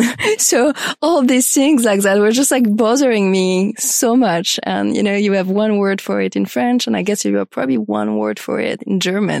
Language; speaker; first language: English; non-native, fluent; French